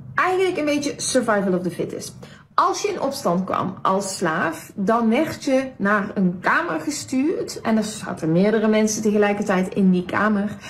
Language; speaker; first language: Dutch; native; Dutch